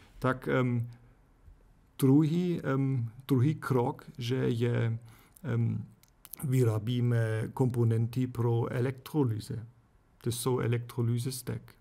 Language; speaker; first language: Czech; non-native, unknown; German